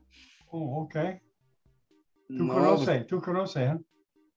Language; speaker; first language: Spanish; non-native, learner; English